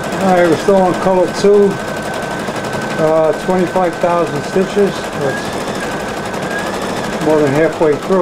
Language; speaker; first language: English; native; English